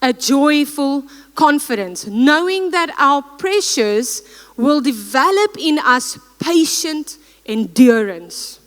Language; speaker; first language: English; non-native, local second language; Afrikaans